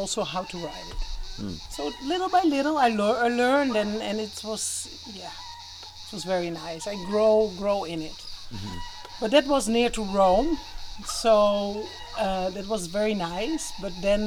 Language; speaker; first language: English; non-native, fluent; Dutch